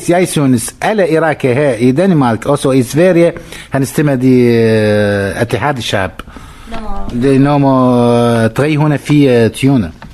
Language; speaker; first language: Danish; non-native, learner; Arabic